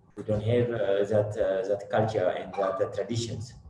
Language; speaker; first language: English; non-native, fluent; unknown